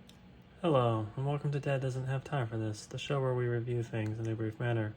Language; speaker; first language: English; native; English